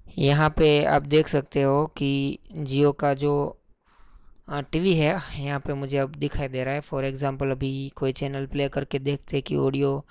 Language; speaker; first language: Hindi; non-native, local second language; Gujarati